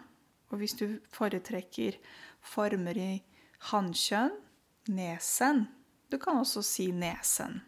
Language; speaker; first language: Norwegian; non-native, fluent; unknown